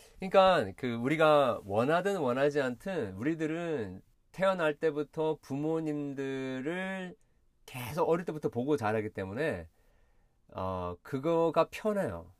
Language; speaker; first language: Korean; early bilingual, heritage; Korean